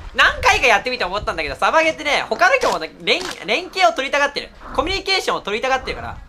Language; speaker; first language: Japanese; native; Japanese